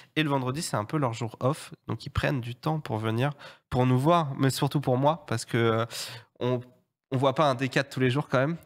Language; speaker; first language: French; native; French